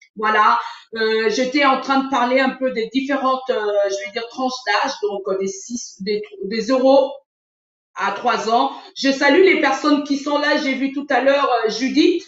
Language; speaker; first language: French; non-native, local second language; Lingala